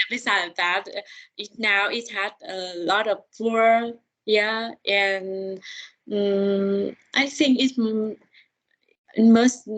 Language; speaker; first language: English; non-native, learner; Vietnamese